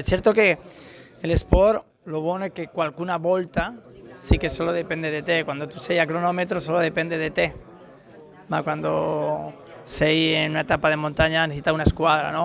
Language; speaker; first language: Italian; non-native, learner; Spanish